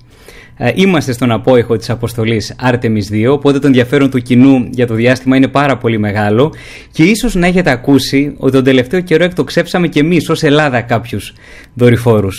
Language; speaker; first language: Greek; native; Greek